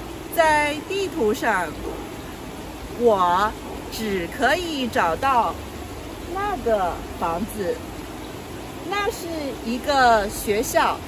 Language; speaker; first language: Chinese; non-native, local second language; Yao